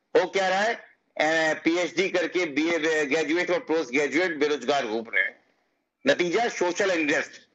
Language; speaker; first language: Hindi; native; Hindi